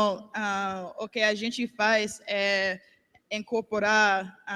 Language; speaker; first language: Portuguese; non-native, learner; English